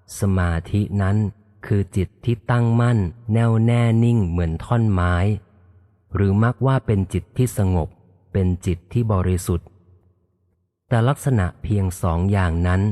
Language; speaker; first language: Thai; native; Thai